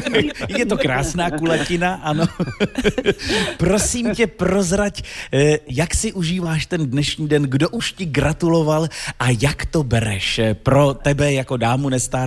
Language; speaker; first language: Czech; native; Czech